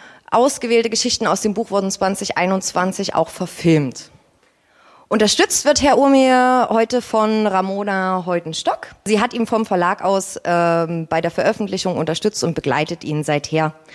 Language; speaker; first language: German; native; German